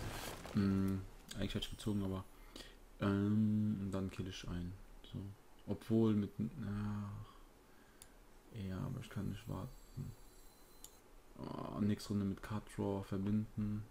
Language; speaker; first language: German; native; German